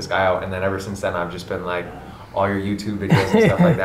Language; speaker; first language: English; native; English